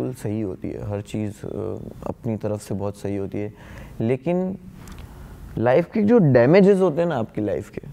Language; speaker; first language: Hindi; non-native, local second language; Gujarati